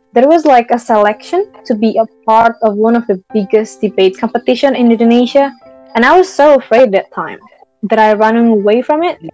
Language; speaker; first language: English; non-native, fluent; Indonesian